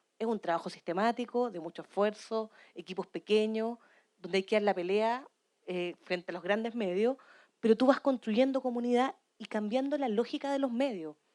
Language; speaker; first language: Spanish; native; Spanish